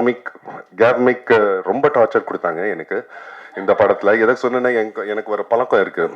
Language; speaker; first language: Tamil; non-native, local second language; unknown